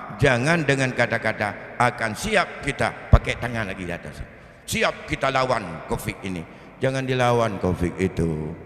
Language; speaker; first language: Malay; non-native, local second language; Achinese